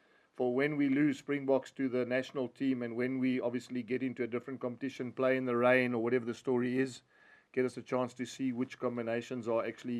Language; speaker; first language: English; native; English